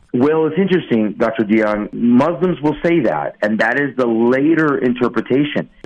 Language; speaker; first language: English; non-native, fluent; Persian